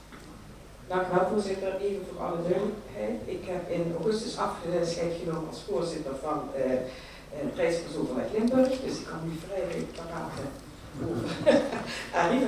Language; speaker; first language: Dutch; native; Dutch